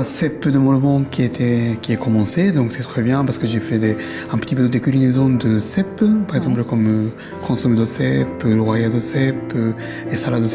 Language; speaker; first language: French; non-native, fluent; Japanese